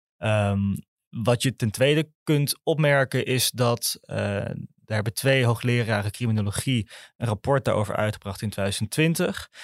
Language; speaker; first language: Dutch; native; Dutch